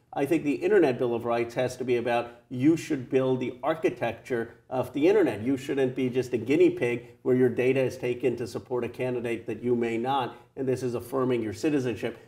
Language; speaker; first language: English; native; English